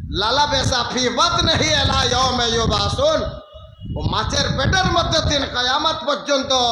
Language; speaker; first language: Urdu; non-native, local second language; Bangla